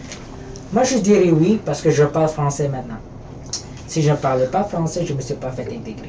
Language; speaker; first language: French; early bilingual, other home language; Filipino